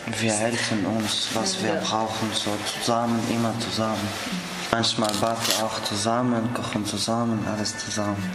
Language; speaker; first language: German; non-native, learner; Arabic